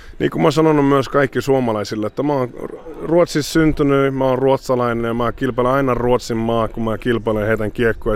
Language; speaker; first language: Finnish; early bilingual, heritage; Swedish